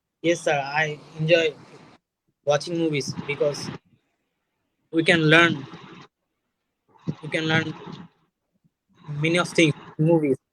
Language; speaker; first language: English; non-native, learner; Bangla